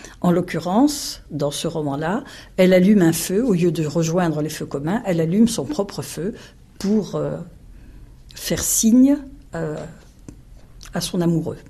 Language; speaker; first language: French; native; French